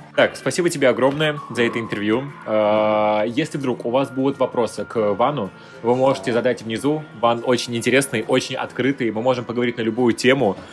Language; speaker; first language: Russian; native; Russian